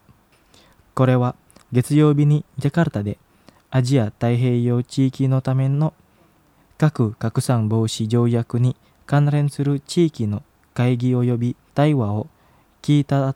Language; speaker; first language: Japanese; non-native, fluent; Indonesian